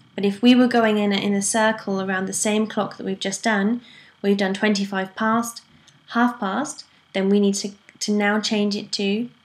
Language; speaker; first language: English; native; English